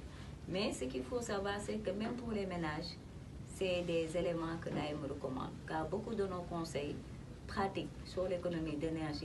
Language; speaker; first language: French; non-native, local second language; Wolof